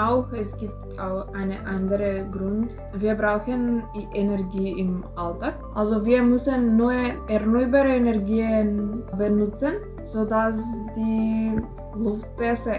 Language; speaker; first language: German; non-native, learner; Macedonian